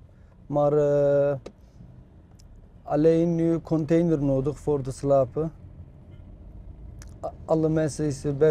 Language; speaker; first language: Dutch; non-native, learner; Turkish